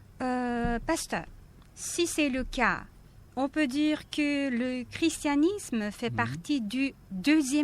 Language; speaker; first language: French; non-native, fluent; Korean